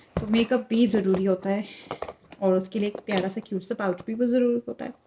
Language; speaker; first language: Urdu; native; Urdu